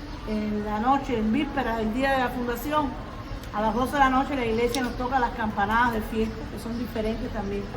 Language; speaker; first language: Spanish; native; Spanish